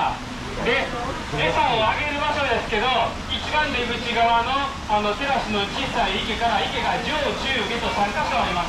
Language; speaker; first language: Japanese; native; Japanese